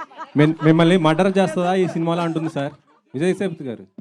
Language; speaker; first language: Telugu; native; Telugu